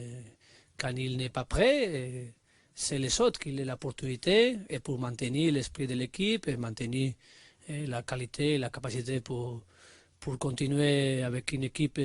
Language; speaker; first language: French; non-native, learner; Spanish